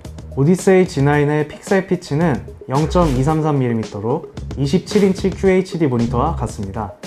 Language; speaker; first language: Korean; native; Korean